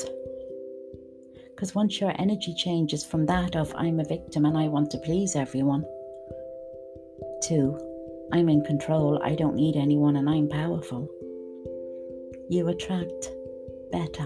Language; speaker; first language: English; native; English